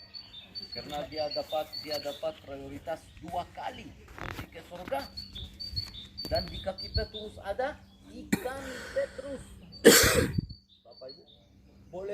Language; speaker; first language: Indonesian; non-native, fluent; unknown